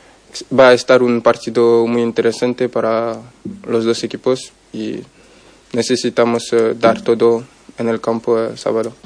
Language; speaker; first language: Spanish; non-native, learner; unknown